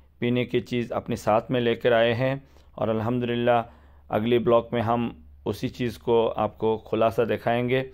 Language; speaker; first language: Hindi; non-native, fluent; Bangla